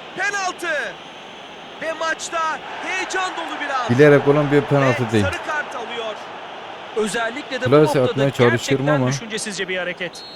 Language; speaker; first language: Turkish; native; Turkish